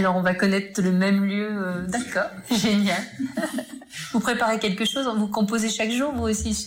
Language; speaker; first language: French; native; French